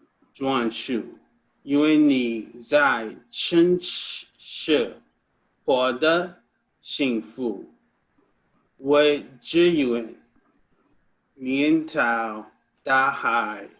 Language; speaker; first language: Chinese; non-native, learner; English